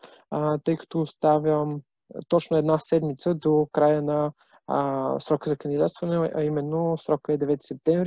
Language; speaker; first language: Bulgarian; native; Bulgarian